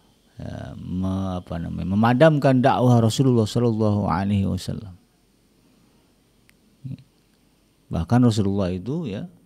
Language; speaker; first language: Indonesian; native; Indonesian